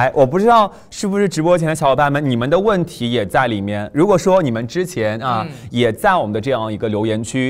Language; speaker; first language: Chinese; native; Chinese